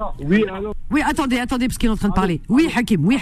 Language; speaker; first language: French; native; French